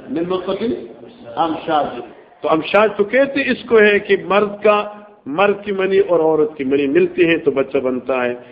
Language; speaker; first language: Urdu; non-native, local second language; Northern Hindko